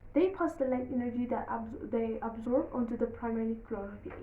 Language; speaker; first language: English; non-native, local second language; Amharic